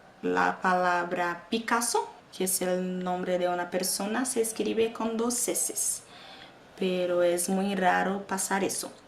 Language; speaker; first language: Spanish; non-native, fluent; Portuguese